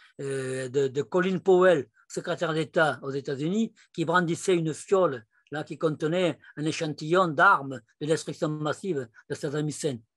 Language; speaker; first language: French; native; French